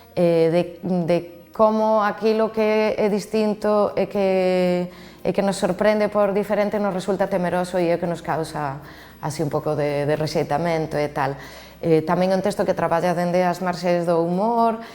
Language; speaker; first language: Galician; native; Galician